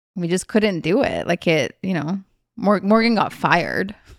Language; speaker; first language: English; early bilingual, other home language; Hungarian